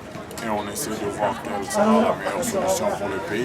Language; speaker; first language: French; non-native, local second language; Swahili